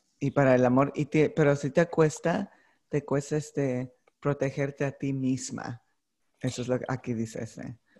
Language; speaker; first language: Spanish; early bilingual, heritage; Spanish